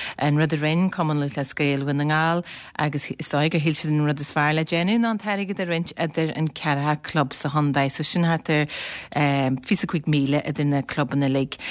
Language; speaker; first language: Irish; native; Irish